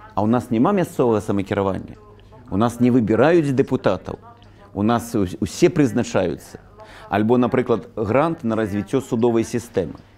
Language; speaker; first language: Belarusian; native; Belarusian